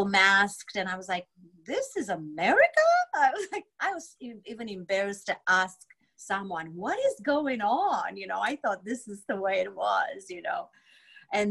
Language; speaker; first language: English; non-native, fluent; Romanian